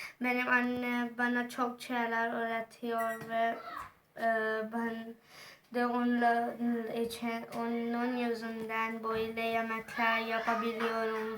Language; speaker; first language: Turkish; non-native, learner; Hindi